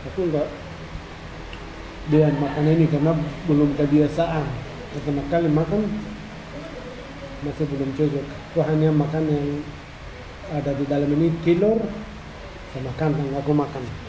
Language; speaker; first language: Indonesian; non-native, learner; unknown